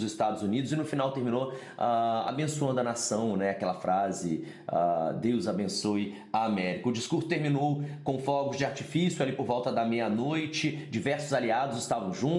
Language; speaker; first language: Portuguese; native; Portuguese